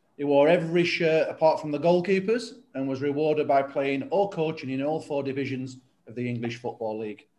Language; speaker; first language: English; native; English